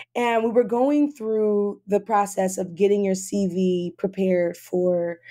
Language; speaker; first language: English; native; English